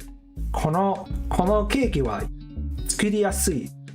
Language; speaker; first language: Japanese; non-native, learner; English